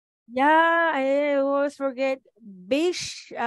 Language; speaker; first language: English; non-native, local second language; Filipino